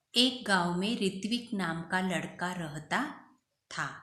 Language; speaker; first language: Hindi; non-native, local second language; Marathi